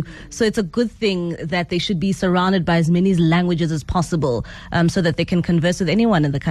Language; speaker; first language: English; non-native, local second language; Zulu